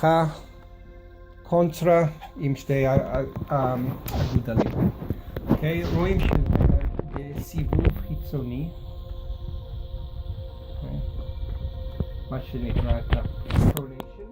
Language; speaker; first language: Hebrew; non-native, fluent; English